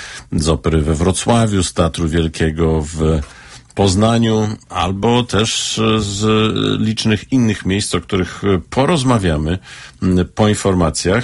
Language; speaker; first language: Polish; native; Polish